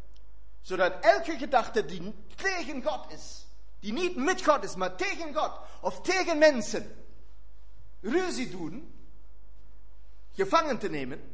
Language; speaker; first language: Dutch; non-native, fluent; German